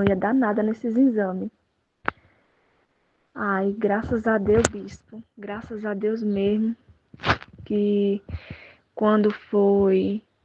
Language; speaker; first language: Portuguese; native; Portuguese